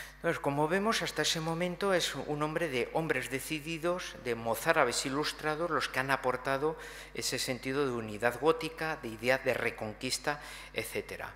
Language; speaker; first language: Spanish; native; Spanish